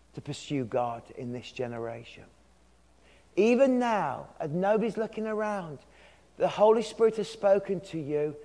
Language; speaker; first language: English; native; English